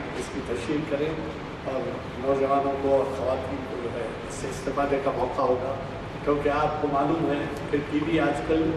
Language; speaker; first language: Urdu; native; Urdu